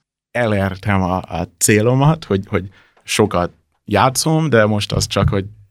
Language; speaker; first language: Hungarian; non-native, fluent; English